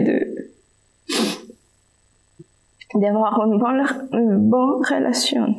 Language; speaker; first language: French; non-native, fluent; Spanish